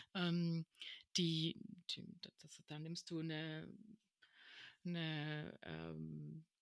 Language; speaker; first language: German; early bilingual, other home language; Spanish